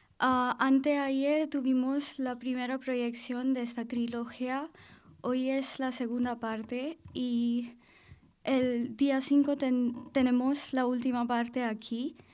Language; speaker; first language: Spanish; non-native, fluent; Chinese